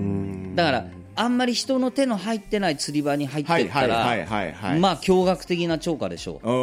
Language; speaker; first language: Japanese; native; Japanese